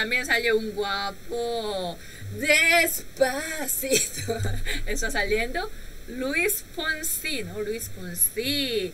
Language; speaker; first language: Spanish; non-native, learner; Korean